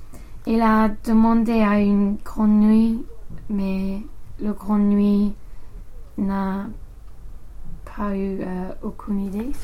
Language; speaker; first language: French; non-native, learner; English